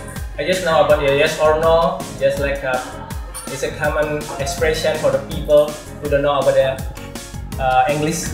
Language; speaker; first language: English; non-native, learner; Indonesian